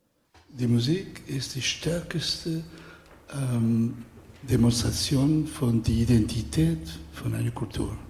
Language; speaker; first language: German; non-native, fluent; Spanish